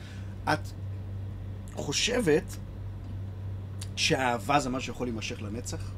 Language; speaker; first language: Hebrew; native; Hebrew